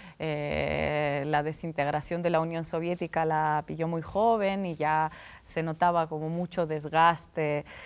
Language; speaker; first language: Spanish; non-native, fluent; Russian